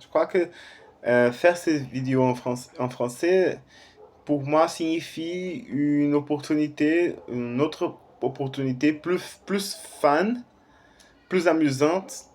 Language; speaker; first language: French; non-native, fluent; Portuguese